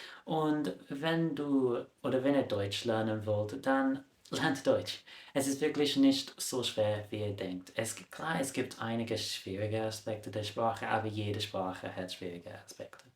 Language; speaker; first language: German; non-native, fluent; English